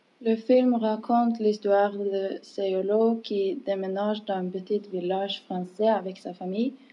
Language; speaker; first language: French; non-native, learner; English